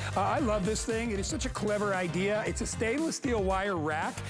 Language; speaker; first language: English; native; English